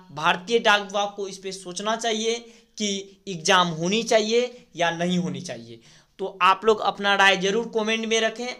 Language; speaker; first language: Hindi; native; Hindi